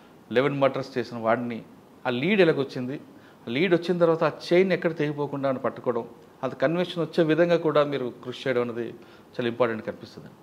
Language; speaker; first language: Telugu; native; Telugu